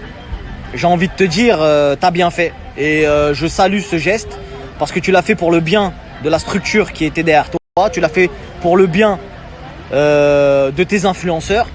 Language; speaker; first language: French; native; French